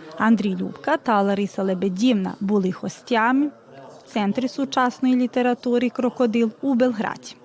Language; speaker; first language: Ukrainian; early bilingual, heritage; Ukrainian